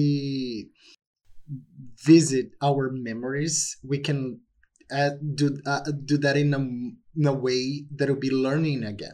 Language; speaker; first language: English; non-native, fluent; Portuguese